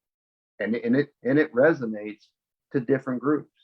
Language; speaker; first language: English; native; English